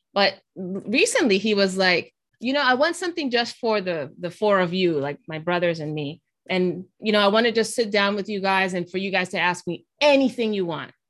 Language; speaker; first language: English; early bilingual, other home language; Spanish